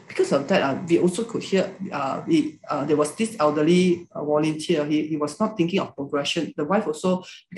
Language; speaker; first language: English; non-native, local second language; Hakka Chinese